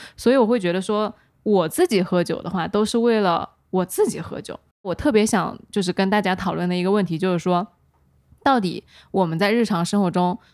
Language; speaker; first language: Chinese; native; Chinese